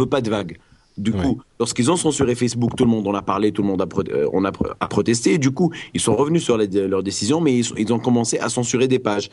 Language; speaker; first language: French; non-native, local second language; Arabic